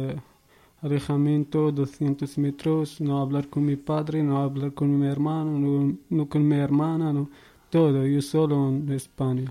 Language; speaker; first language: Spanish; non-native, learner; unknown